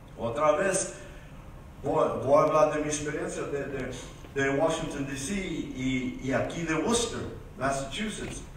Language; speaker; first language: Spanish; early bilingual, heritage; Spanish